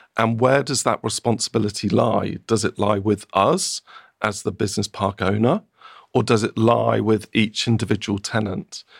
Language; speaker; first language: English; native; English